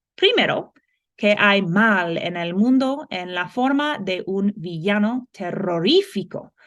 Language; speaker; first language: Spanish; non-native, fluent; English